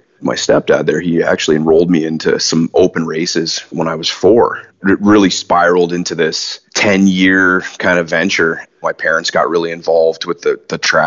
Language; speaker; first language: English; native; English